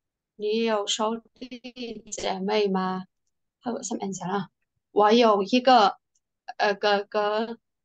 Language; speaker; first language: Chinese; non-native, learner; Burmese